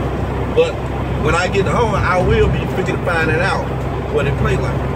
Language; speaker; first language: English; native; English